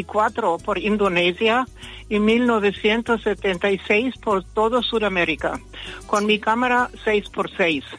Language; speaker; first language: Spanish; early bilingual, other home language; German